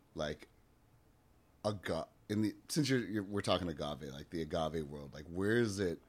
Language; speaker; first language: English; native; English